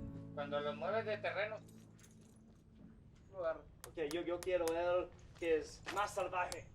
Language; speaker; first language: Spanish; non-native, learner; English